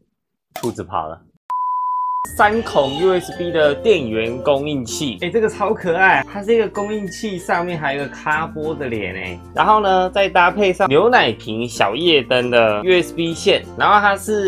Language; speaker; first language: Chinese; native; Chinese